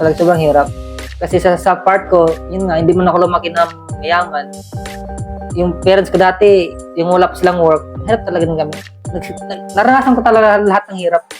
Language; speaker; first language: Filipino; non-native, local second language; Cebuano